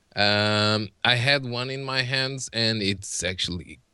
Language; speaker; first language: English; non-native, fluent; Portuguese